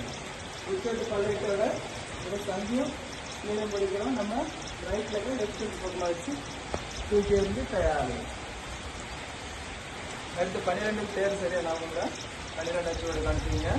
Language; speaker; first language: Tamil; native; Tamil